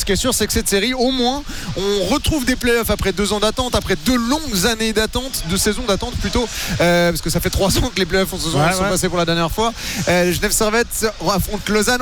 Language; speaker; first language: French; native; French